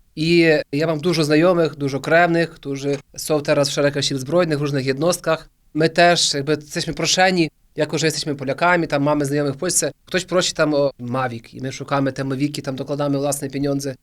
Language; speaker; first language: Polish; early bilingual, heritage; Polish